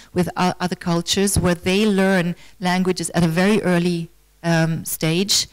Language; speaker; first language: English; non-native, fluent; German